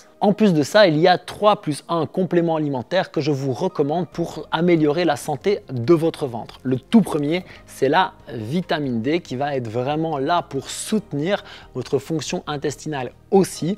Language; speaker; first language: French; native; French